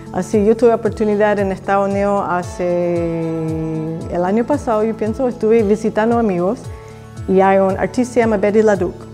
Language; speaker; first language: Spanish; non-native, learner; English